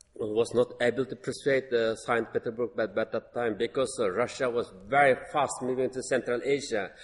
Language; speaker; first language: English; non-native, learner; Uyghur